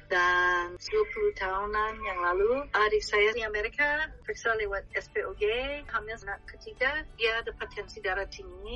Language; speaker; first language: Indonesian; non-native, fluent; English